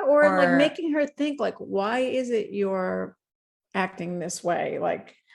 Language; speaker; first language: English; native; English